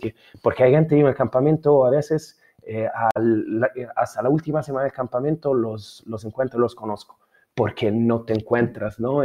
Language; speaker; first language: Spanish; non-native, fluent; Italian